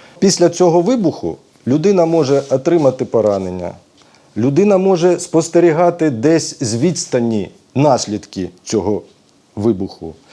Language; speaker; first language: Ukrainian; native; Ukrainian